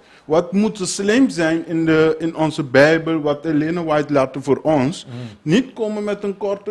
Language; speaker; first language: Dutch; non-native, learner; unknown